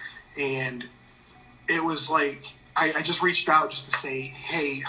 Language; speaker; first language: English; native; English